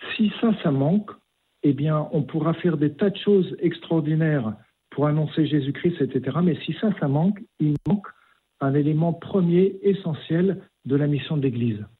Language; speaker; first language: French; native; French